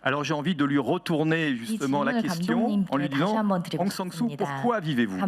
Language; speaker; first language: French; native; French